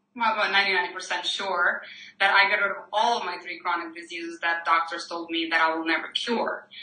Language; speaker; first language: English; non-native, fluent; Ukrainian